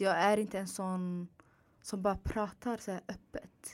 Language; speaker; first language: Swedish; non-native, fluent; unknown